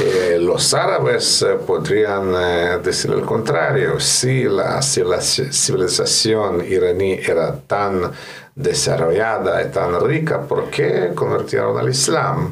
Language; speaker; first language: Spanish; non-native, fluent; Russian